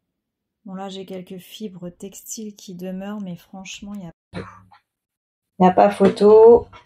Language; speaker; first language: French; native; French